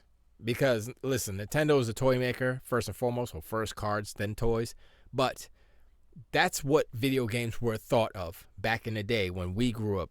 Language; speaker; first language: English; native; English